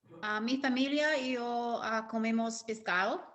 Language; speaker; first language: Spanish; non-native, learner; English